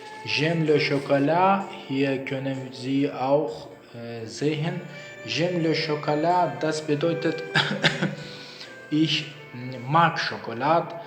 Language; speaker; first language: German; non-native, learner; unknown